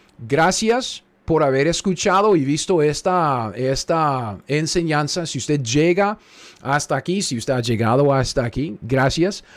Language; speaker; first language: Spanish; non-native, fluent; English